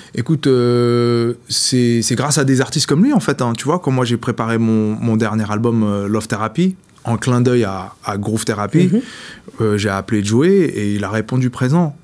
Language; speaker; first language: French; native; French